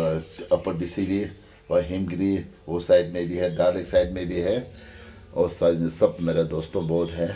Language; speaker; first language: Hindi; non-native, local second language; Tibetan